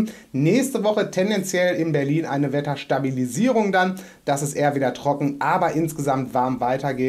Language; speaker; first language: German; native; German